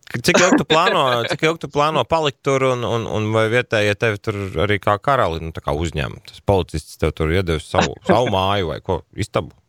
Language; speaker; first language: Latvian; native; Latvian